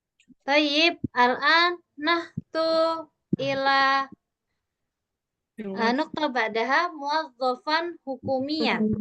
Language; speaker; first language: Arabic; non-native, fluent; Indonesian